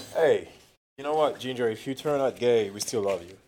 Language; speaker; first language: English; non-native, fluent; Arabic